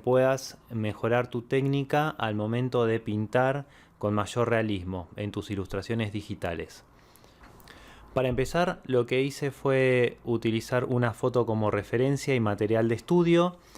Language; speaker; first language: Spanish; native; Spanish